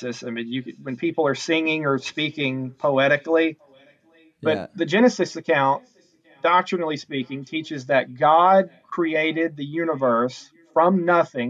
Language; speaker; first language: English; native; English